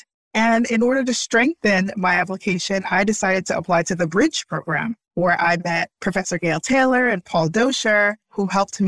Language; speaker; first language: English; early bilingual, other home language; Haitian Creole